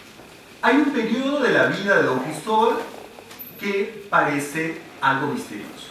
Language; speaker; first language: Spanish; native; Spanish